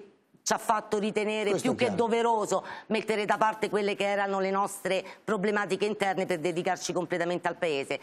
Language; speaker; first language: Italian; native; Italian